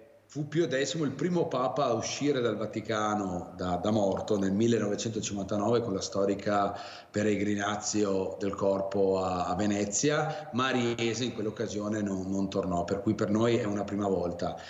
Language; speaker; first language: Italian; native; Italian